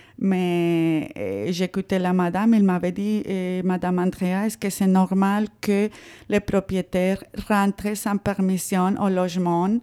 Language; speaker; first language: French; non-native, fluent; Spanish